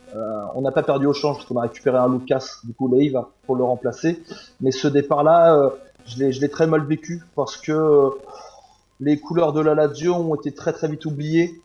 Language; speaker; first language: French; native; French